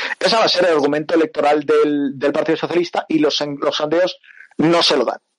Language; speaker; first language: Spanish; early bilingual, other home language; Portuguese